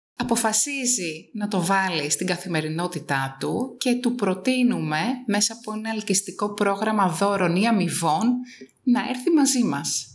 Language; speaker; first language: Greek; native; Greek